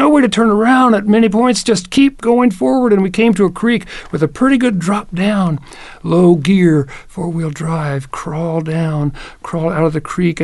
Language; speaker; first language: English; native; English